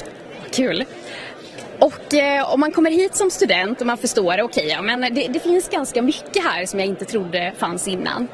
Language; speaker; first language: Swedish; native; Swedish